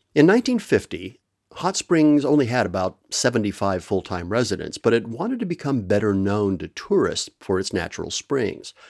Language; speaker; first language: English; native; English